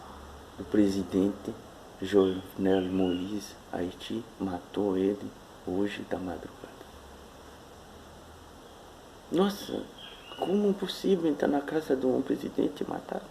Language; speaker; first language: Portuguese; non-native, fluent; Haitian Creole